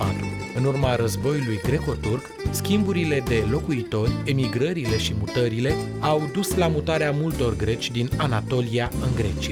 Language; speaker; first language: Romanian; native; Romanian